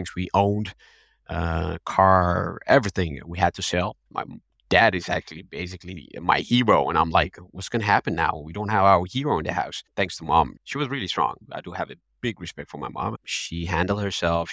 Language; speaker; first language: English; non-native, fluent; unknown